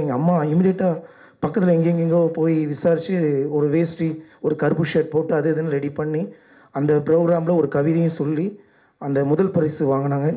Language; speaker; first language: Tamil; native; Tamil